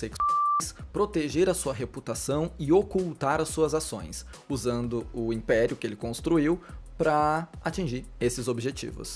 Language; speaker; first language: Portuguese; native; Portuguese